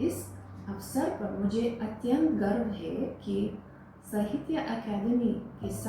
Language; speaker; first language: Hindi; non-native, fluent; Lithuanian